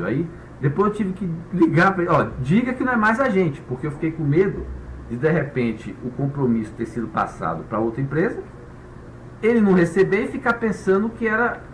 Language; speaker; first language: Portuguese; native; Portuguese